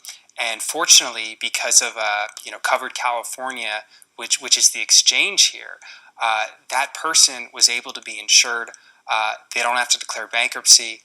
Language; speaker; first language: English; native; English